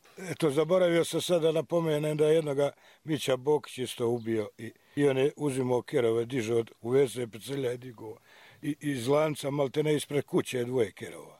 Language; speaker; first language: Croatian; native; Croatian